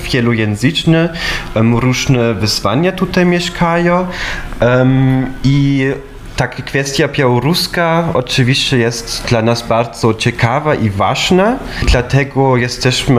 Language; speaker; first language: Polish; non-native, fluent; German